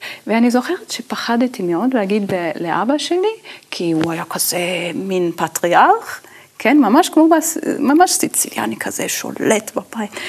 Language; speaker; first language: Hebrew; non-native, fluent; Italian